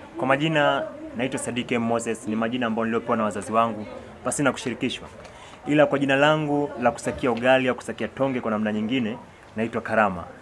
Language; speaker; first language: Swahili; native; Swahili